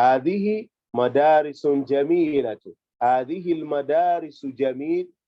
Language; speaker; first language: Arabic; non-native, fluent; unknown